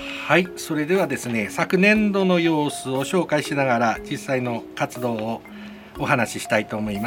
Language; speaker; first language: Japanese; native; Japanese